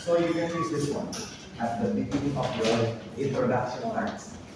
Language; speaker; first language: English; non-native, fluent; Indonesian